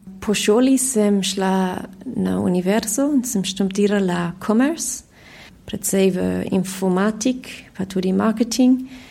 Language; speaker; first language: Slovenian; early bilingual, heritage; Slovenian